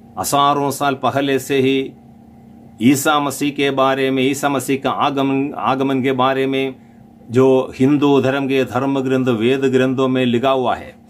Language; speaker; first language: Hindi; non-native, local second language; Malayalam